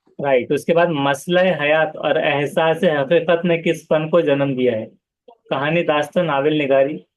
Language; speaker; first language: Hindi; non-native, local second language; Urdu